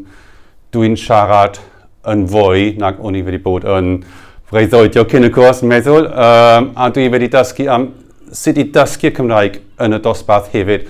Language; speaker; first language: Welsh; non-native, learner; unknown